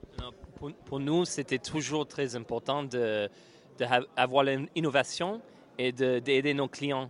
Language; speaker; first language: French; non-native, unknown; English